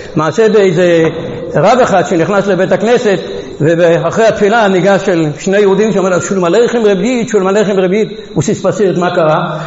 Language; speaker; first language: Hebrew; non-native, fluent; Hungarian